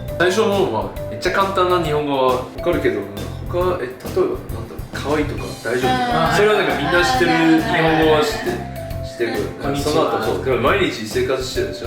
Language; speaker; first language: Japanese; non-native, fluent; Chinese